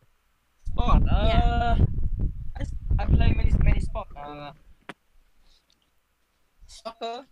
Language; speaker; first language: English; non-native, learner; Vietnamese